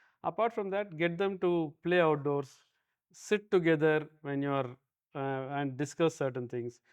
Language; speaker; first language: English; non-native, local second language; Tamil